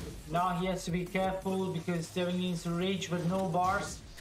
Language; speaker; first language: English; non-native, fluent; Italian